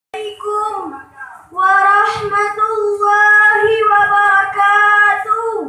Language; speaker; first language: Arabic; non-native, learner; Achinese